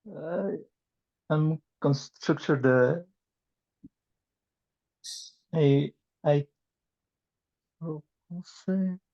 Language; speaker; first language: English; non-native, learner; Spanish